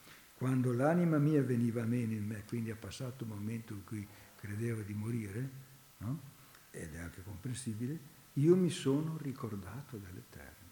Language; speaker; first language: Italian; native; Italian